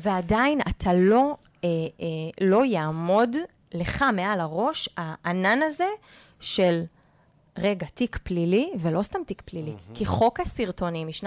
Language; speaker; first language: Hebrew; native; Hebrew